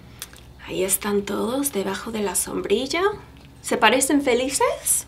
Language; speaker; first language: Spanish; non-native, fluent; English